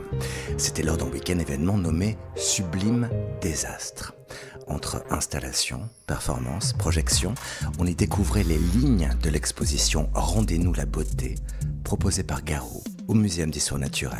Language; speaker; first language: French; native; French